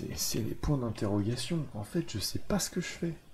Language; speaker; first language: French; native; French